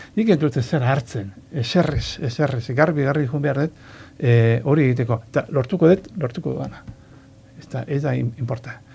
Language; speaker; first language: Basque; non-native, local second language; Spanish